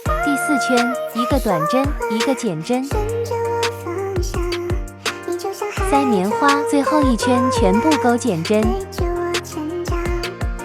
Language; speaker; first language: Chinese; native; Chinese